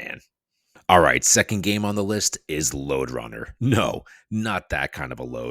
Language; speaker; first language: English; native; English